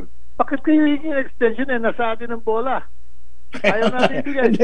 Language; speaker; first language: Filipino; native; Filipino